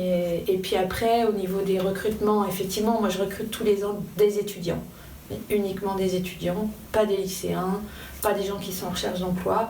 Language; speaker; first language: French; native; French